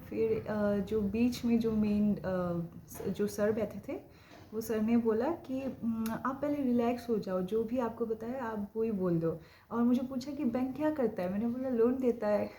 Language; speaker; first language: Hindi; non-native, local second language; Assamese